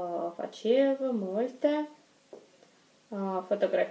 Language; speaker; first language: Italian; non-native, learner; Russian